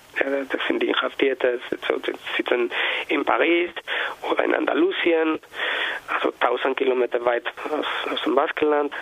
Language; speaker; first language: German; non-native, learner; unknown